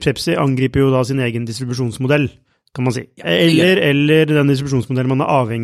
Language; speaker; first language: Norwegian; native; Norwegian